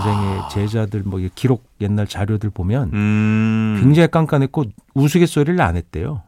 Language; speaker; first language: Korean; native; Korean